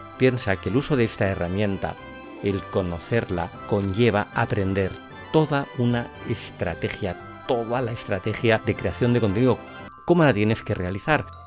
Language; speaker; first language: Spanish; native; Spanish